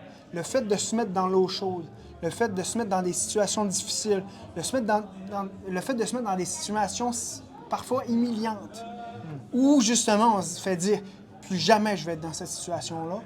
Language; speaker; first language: French; native; French